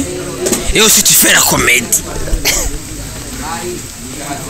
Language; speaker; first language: French; non-native, learner; Rundi